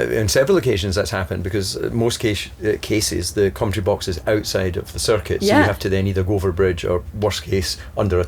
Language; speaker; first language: English; native; English